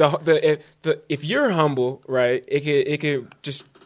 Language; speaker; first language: English; native; English